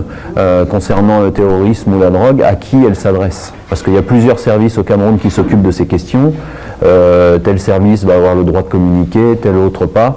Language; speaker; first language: French; native; French